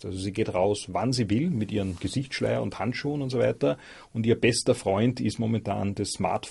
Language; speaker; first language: German; native; German